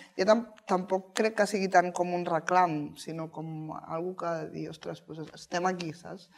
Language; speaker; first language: Catalan; non-native, local second language; Spanish